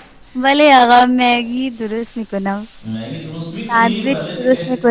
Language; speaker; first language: Persian; non-native, learner; Urdu